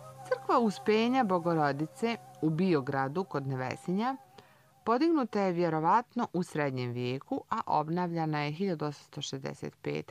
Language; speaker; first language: Croatian; native; Croatian